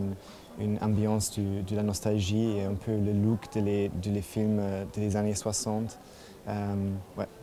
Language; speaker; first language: French; non-native, fluent; German